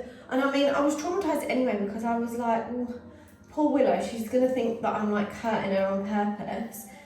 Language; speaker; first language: English; native; English